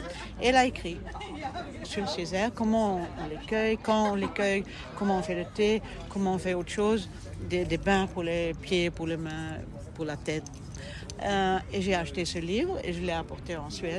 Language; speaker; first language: French; non-native, fluent; German